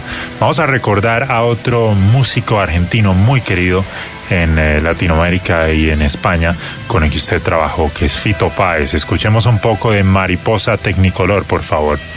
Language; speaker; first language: Spanish; native; Spanish